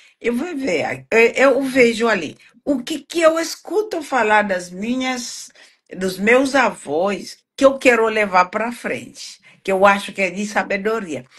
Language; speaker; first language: Portuguese; non-native, fluent; Swahili